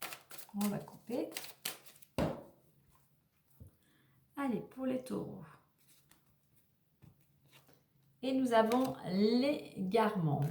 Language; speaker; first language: French; native; French